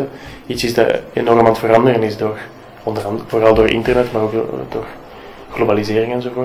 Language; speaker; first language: Dutch; native; Dutch